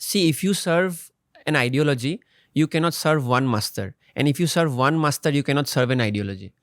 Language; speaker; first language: English; non-native, local second language; Assamese